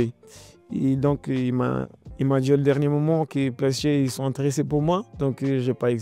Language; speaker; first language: French; non-native, learner; Portuguese